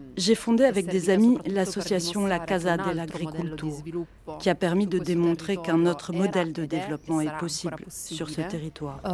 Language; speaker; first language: French; non-native, fluent; Italian